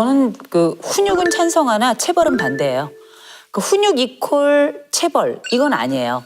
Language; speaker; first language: Korean; native; Korean